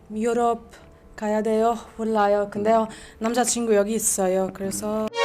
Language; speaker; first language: Korean; non-native, learner; Arabic